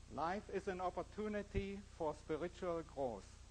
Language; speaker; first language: English; non-native, fluent; German